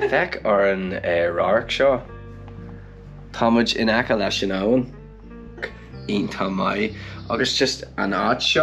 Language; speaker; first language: Irish; non-native, local second language; English